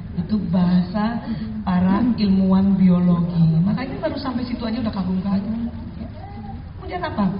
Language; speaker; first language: Indonesian; native; Indonesian